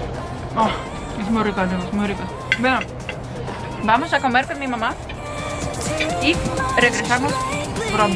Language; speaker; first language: Spanish; non-native, fluent; Russian